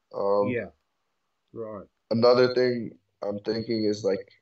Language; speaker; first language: English; native; English